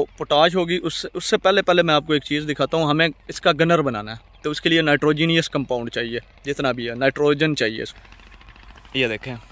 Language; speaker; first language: Urdu; non-native, local second language; Punjabi